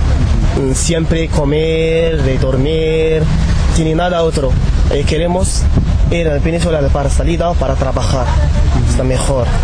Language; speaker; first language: Spanish; non-native, learner; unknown